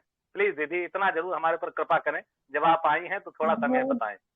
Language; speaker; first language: Hindi; native; Hindi